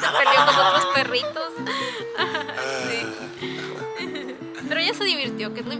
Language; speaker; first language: Spanish; native; Spanish